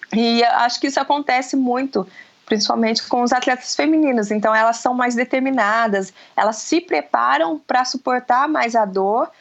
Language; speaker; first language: Portuguese; native; Portuguese